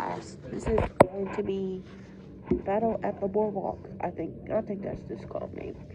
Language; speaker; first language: English; native; English